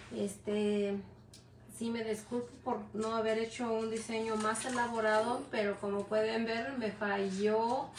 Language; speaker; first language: Spanish; early bilingual, heritage; Spanish